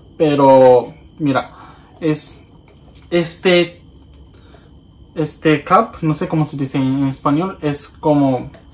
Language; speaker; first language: Spanish; non-native, learner; Japanese